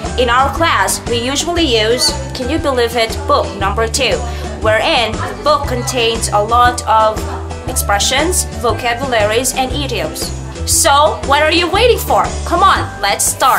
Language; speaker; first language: English; non-native, local second language; Cebuano